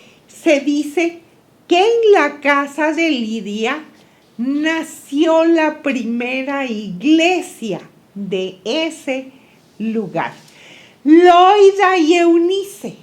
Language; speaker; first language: Spanish; native; Spanish